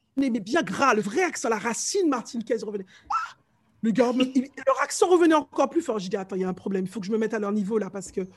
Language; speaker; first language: French; native; French